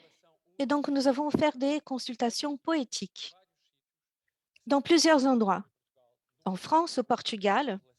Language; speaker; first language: French; non-native, fluent; Portuguese